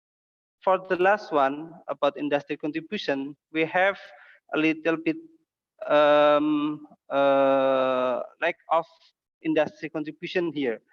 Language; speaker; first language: English; non-native, learner; Indonesian